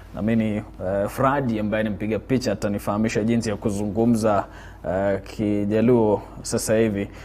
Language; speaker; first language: Swahili; non-native, local second language; Kalenjin